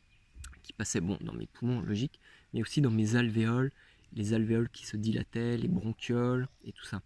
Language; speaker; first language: French; native; French